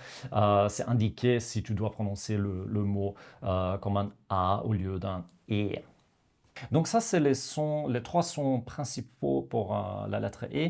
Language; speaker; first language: French; non-native, fluent; Norwegian